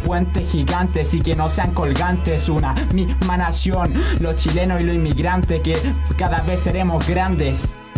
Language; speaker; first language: Spanish; native; Spanish